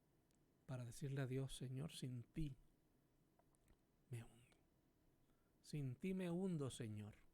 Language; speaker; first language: Spanish; native; Spanish